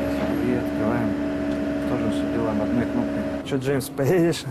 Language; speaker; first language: Russian; native; Russian